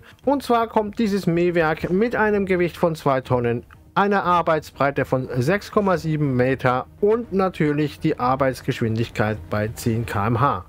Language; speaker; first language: German; native; German